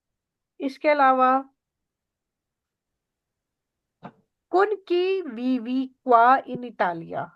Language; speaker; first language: Italian; non-native, learner; Urdu